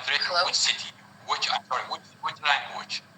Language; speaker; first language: English; non-native, learner; Arabic